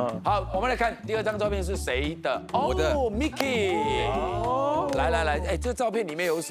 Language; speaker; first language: Chinese; native; Chinese